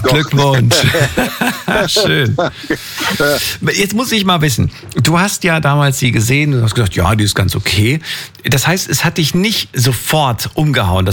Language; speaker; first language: German; native; German